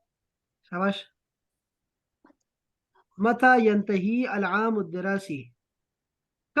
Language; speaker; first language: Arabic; non-native, fluent; Urdu